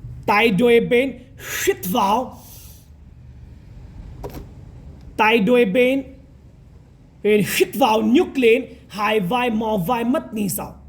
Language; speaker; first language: Vietnamese; non-native, learner; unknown